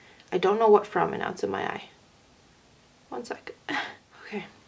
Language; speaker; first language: English; early bilingual, other home language; Arabic